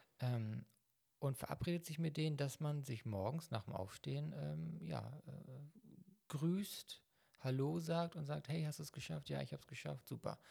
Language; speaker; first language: German; native; German